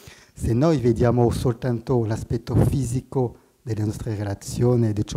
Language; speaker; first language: Italian; non-native, fluent; French